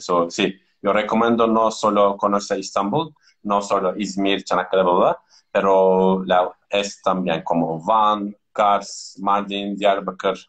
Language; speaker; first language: Spanish; non-native, learner; Turkish